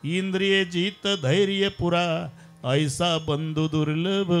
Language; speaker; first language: Hindi; non-native, local second language; Marathi